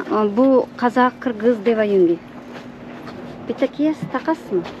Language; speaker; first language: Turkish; non-native, learner; Uzbek